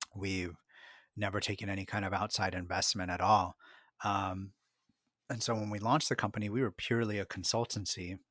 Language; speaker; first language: English; early bilingual, other home language; Spanish